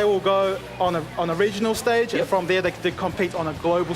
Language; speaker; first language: English; native; English